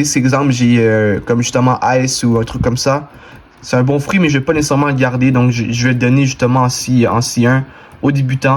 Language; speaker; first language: French; native; French